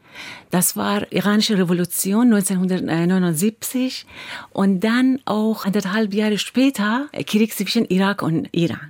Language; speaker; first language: German; non-native, fluent; Persian